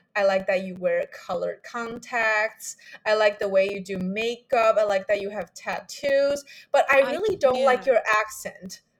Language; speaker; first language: English; non-native, fluent; Chinese